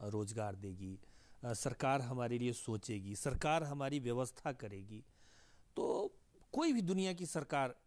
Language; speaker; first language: Hindi; native; Hindi